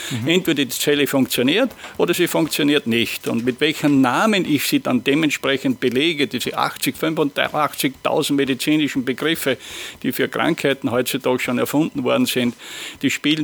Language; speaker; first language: German; native; German